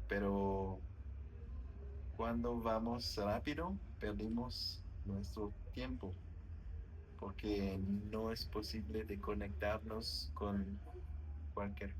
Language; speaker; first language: Spanish; non-native, learner; French